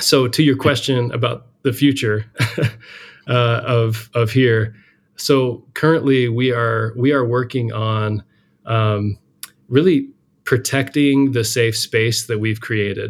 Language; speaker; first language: English; native; English